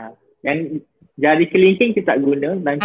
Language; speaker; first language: Malay; native; Malay